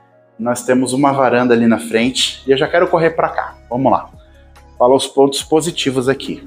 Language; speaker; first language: Portuguese; native; Portuguese